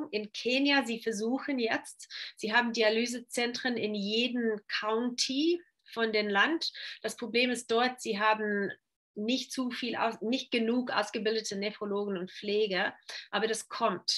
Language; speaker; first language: German; non-native, fluent; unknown